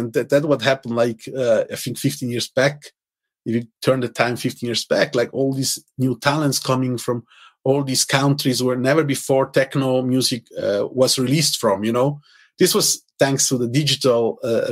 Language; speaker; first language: English; non-native, fluent; Italian